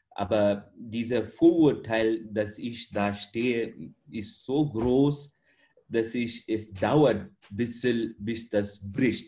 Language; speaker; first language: German; non-native, fluent; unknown